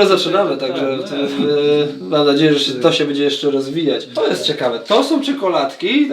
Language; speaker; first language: Polish; native; Polish